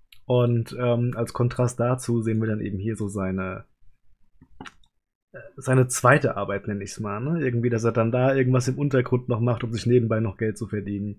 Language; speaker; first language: German; native; German